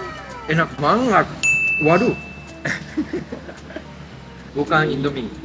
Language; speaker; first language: Indonesian; non-native, fluent; Japanese